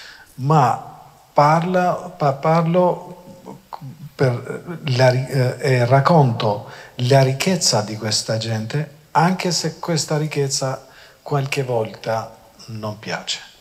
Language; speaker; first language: Italian; non-native, fluent; Albanian